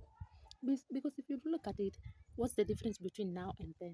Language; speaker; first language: English; non-native, local second language; Swahili